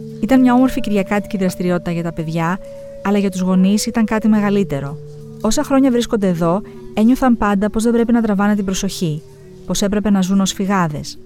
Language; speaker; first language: Greek; native; Greek